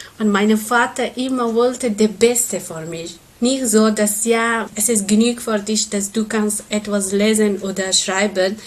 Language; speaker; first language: German; non-native, learner; Persian